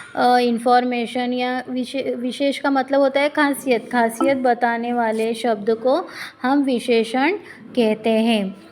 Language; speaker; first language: Hindi; non-native, local second language; Marathi